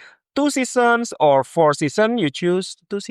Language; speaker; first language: English; non-native, fluent; Indonesian